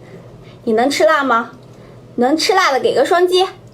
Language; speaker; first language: Chinese; native; Chinese